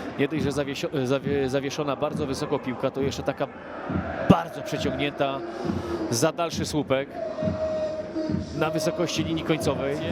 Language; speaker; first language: Polish; native; Polish